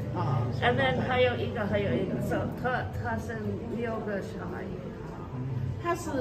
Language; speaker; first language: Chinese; non-native, learner; English